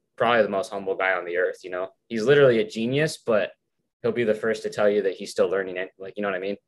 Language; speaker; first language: English; native; English